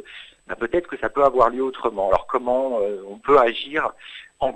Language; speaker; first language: French; native; French